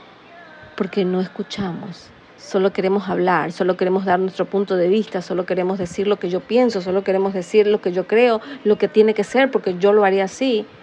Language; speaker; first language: Spanish; native; Spanish